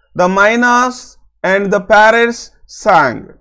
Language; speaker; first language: English; non-native, local second language; Telugu